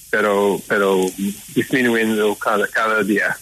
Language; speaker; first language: Spanish; non-native, fluent; English